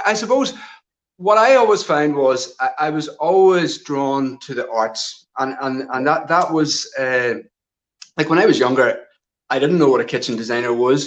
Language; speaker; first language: English; native; English